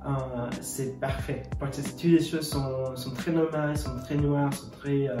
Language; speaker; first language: French; non-native, learner; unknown